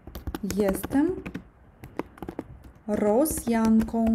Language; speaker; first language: Polish; non-native, learner; Russian